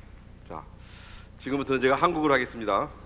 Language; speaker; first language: Korean; native; Korean